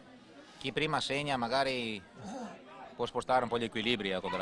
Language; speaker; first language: Italian; native; Italian